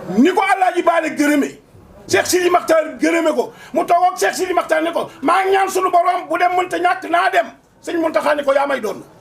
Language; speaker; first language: Wolof; native; Wolof